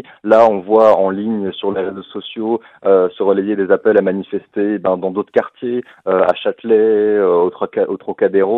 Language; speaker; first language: French; native; French